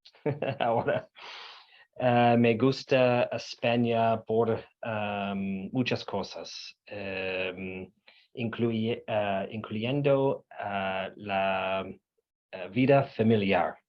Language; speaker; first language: Spanish; non-native, learner; English